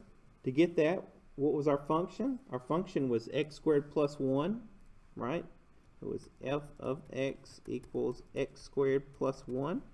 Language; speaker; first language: English; native; English